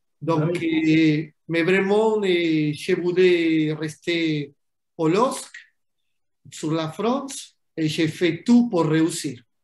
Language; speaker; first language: French; non-native, fluent; Spanish